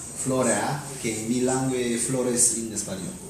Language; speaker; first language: Spanish; non-native, learner; Romanian